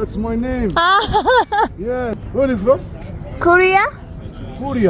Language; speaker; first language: English; non-native, learner; Arabic